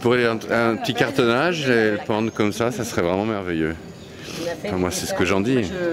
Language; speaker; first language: French; native; French